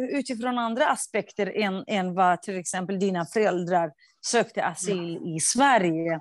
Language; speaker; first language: Swedish; non-native, fluent; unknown